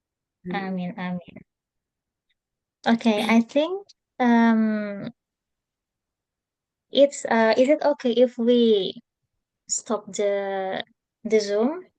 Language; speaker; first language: English; non-native, fluent; Indonesian